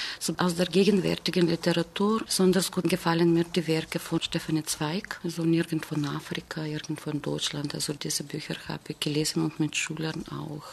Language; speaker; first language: German; non-native, fluent; Bulgarian